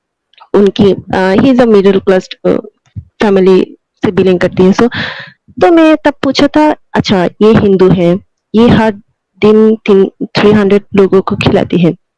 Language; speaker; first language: Hindi; non-native, local second language; Bangla